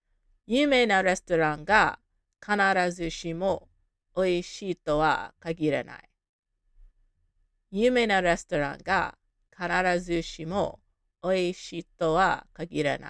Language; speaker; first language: Japanese; non-native, learner; English